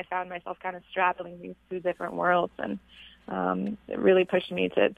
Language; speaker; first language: English; native; English